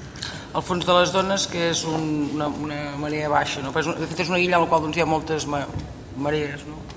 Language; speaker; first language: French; non-native, learner; Catalan